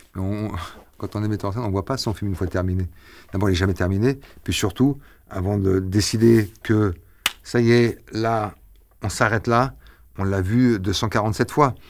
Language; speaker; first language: French; early bilingual, other home language; Arabic